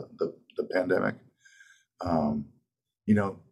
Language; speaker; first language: English; native; English